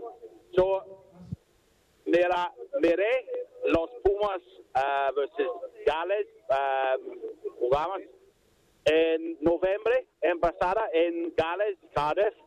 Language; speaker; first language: Spanish; non-native, learner; English